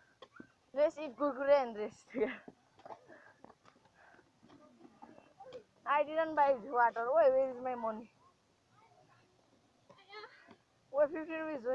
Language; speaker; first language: English; non-native, learner; Nepali